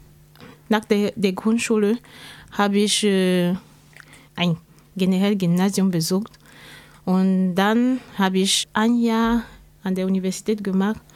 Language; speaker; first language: German; non-native, learner; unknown